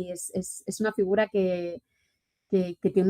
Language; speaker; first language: Spanish; native; Spanish